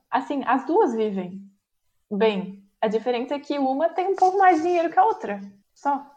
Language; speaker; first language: Portuguese; native; Portuguese